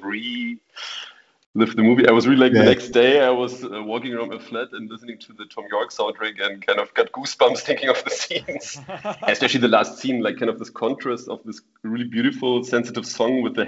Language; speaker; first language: English; non-native, fluent; German